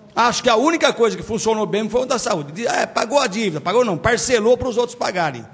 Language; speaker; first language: Portuguese; native; Portuguese